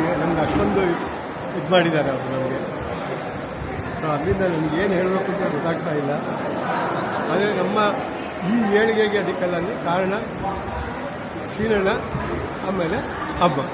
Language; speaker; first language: Kannada; native; Kannada